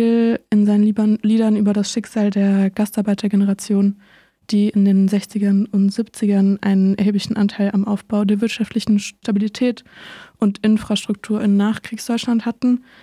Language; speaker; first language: German; native; German